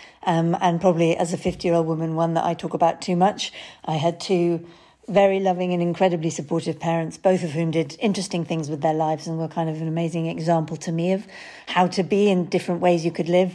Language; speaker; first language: English; native; English